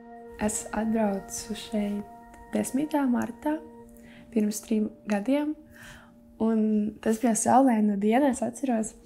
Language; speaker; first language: Latvian; early bilingual, other home language; Ukrainian